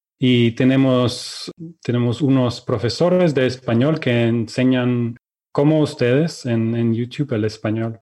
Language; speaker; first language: Spanish; non-native, fluent; Russian